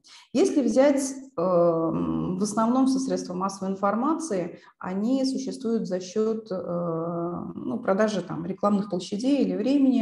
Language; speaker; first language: Russian; non-native, local second language; Uzbek